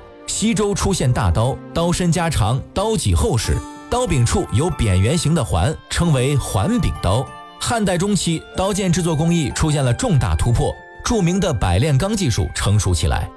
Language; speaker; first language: Chinese; native; Chinese